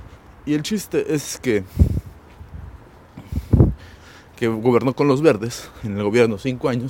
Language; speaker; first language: Spanish; native; Spanish